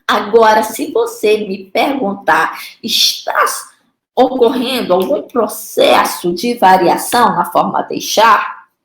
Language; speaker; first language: Portuguese; native; Portuguese